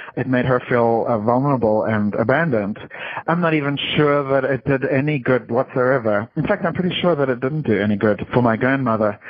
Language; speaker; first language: English; native; English